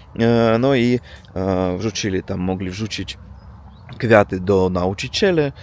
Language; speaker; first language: Polish; non-native, learner; Russian